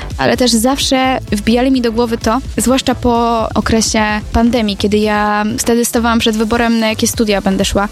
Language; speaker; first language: Polish; native; Polish